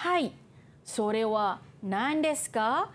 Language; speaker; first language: Japanese; non-native, fluent; Malay